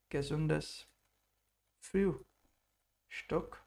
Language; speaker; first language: German; non-native, fluent; English